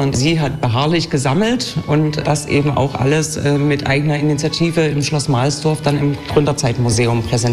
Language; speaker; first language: German; native; German